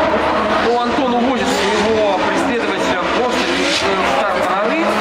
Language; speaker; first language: Russian; native; Russian